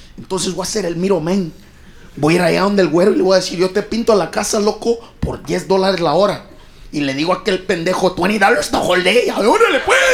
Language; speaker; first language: Spanish; early bilingual, other home language; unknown